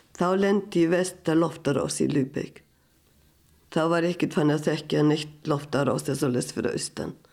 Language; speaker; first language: Icelandic; non-native, fluent; German